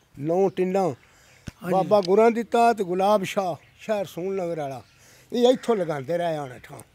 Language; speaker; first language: Punjabi; native; Punjabi